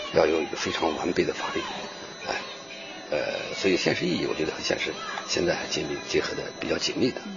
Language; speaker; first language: Chinese; native; Chinese